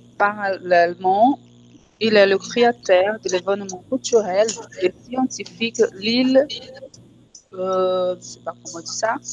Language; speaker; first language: French; non-native, fluent; Portuguese